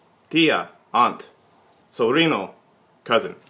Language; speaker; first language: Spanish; non-native, learner; English